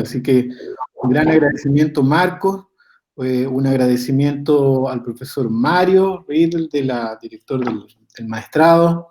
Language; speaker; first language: Spanish; native; Spanish